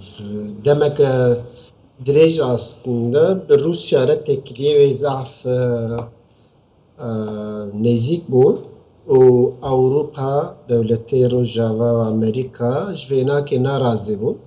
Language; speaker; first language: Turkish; non-native, local second language; Kurdish